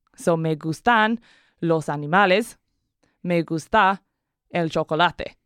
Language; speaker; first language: English; native; English